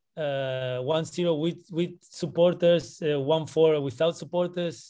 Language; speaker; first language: English; non-native, fluent; Spanish